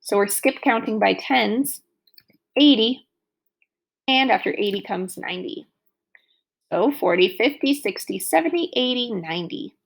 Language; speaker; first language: English; native; English